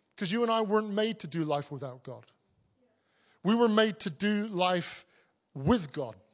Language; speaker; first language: English; native; English